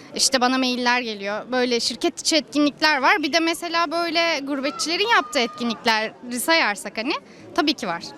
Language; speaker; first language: Turkish; native; Turkish